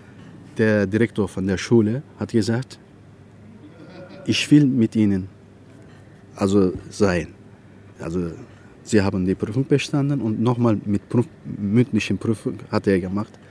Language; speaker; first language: German; non-native, fluent; Turkish